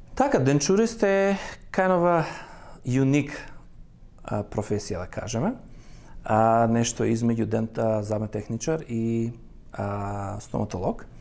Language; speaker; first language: Macedonian; native; Macedonian